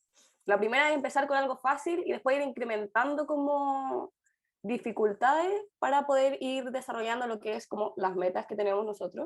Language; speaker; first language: Spanish; native; Spanish